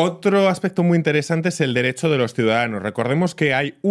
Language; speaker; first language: Spanish; native; Spanish